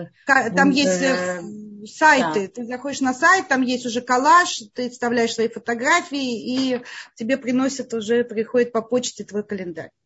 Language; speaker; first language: Russian; native; Russian